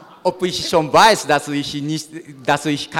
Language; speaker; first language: German; non-native, learner; Japanese